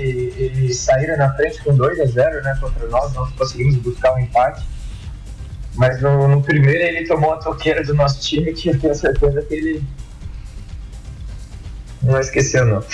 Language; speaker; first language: Portuguese; native; Portuguese